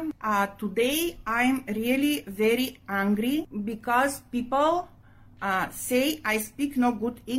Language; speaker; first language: English; non-native, learner; Bulgarian